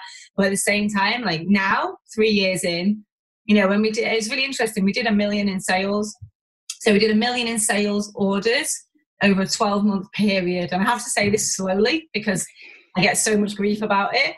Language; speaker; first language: English; native; English